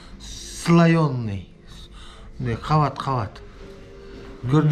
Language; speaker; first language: Turkish; non-native, learner; Kyrgyz